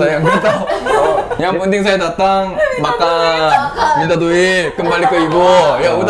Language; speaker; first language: Indonesian; non-native, fluent; Korean